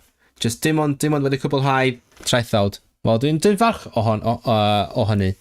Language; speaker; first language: Welsh; non-native, learner; Cantonese